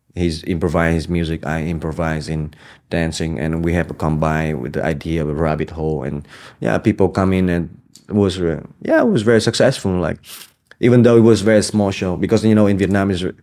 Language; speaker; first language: English; non-native, fluent; Vietnamese